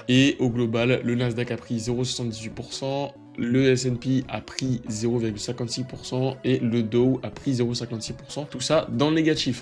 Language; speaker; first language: French; native; French